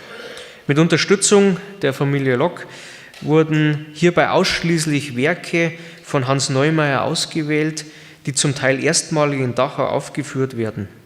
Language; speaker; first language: German; native; German